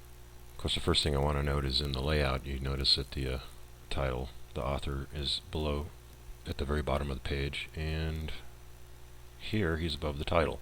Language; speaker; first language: English; native; English